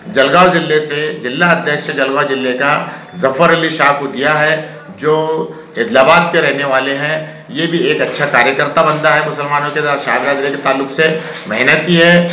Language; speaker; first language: Hindi; native; Hindi